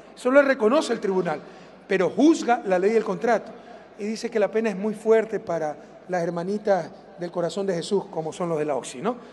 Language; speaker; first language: Spanish; native; Spanish